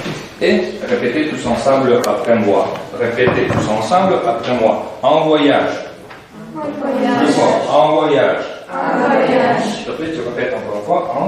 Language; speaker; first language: French; non-native, fluent; Russian